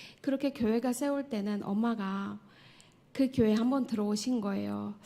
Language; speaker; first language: Korean; non-native, fluent; Tajik